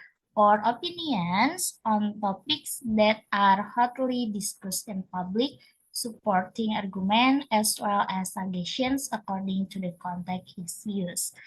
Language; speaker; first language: English; non-native, learner; Indonesian